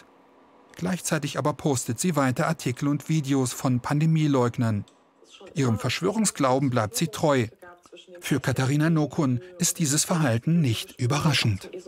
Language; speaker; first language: German; native; German